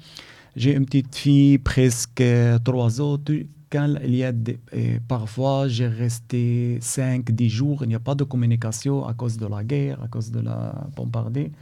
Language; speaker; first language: French; non-native, learner; Arabic